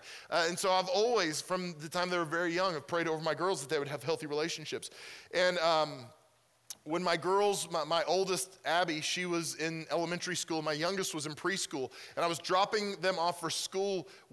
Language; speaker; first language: English; native; English